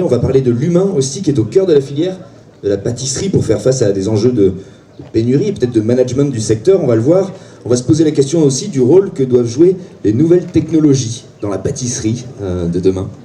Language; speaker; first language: French; native; French